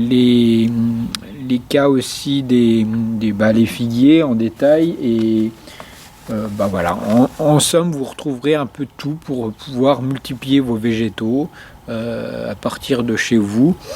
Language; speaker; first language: French; native; French